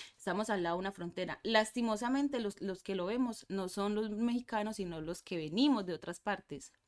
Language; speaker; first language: Spanish; native; Spanish